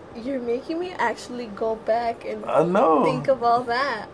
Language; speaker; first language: English; native; English